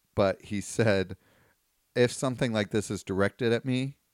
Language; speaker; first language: English; native; English